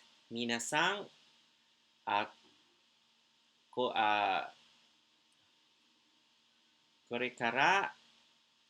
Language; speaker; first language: Japanese; non-native, fluent; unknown